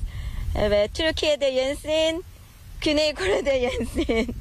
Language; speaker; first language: Turkish; non-native, learner; Korean